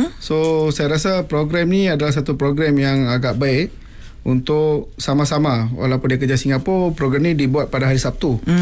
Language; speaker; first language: Malay; non-native, local second language; Tamil